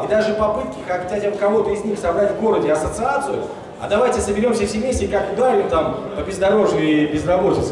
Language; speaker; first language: Russian; native; Russian